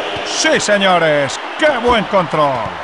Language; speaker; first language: Spanish; native; Spanish